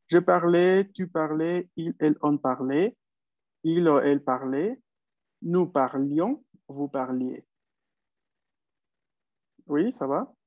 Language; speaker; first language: French; non-native, fluent; Spanish